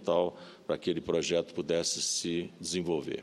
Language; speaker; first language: Portuguese; native; Portuguese